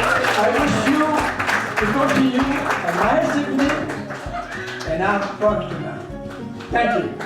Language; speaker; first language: English; non-native, learner; French